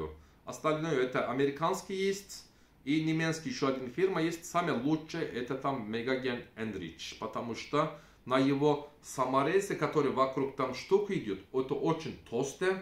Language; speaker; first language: Russian; non-native, learner; Turkish